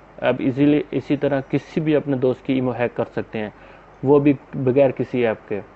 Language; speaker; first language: Urdu; non-native, local second language; Punjabi